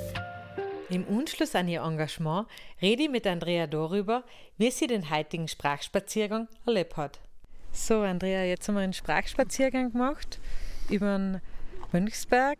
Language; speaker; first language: German; native; German